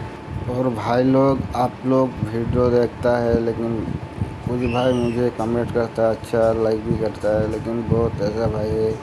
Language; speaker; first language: Hindi; non-native, local second language; Bangla